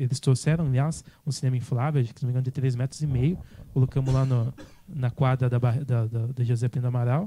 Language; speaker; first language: Portuguese; native; Portuguese